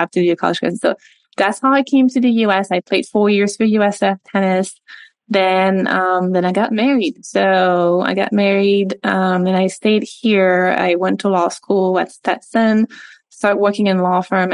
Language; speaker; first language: English; non-native, fluent; French